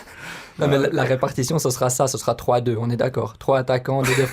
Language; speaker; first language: French; native; French